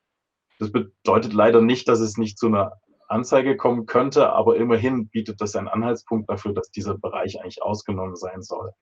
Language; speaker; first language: German; native; German